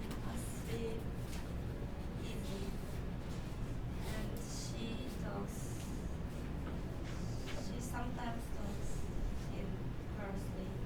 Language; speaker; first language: English; non-native, learner; Japanese